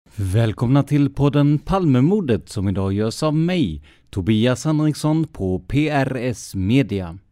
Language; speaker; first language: Swedish; native; Swedish